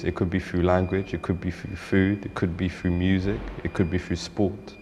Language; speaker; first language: English; native; English